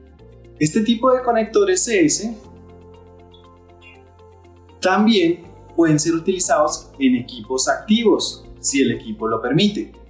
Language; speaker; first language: Spanish; native; Spanish